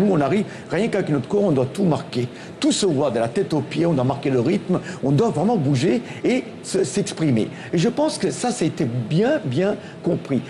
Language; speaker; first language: French; non-native, local second language; Tamil